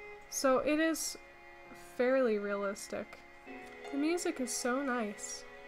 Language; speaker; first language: English; native; English